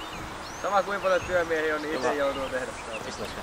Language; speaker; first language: Finnish; native; Finnish